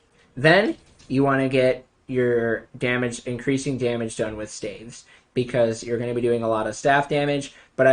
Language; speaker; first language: English; native; English